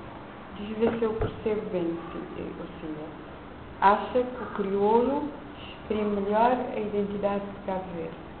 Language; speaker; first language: Portuguese; non-native, local second language; Kabuverdianu